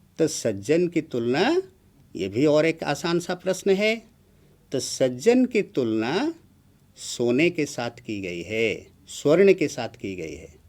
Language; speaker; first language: Hindi; non-native, local second language; Odia